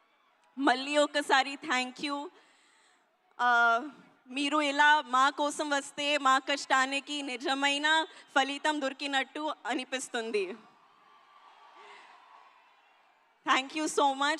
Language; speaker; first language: Telugu; non-native, learner; Hindi